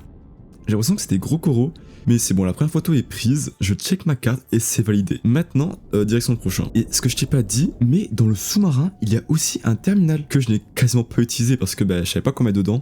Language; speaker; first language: French; native; French